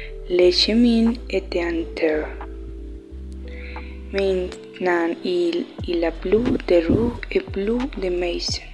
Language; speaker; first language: French; non-native, learner; Spanish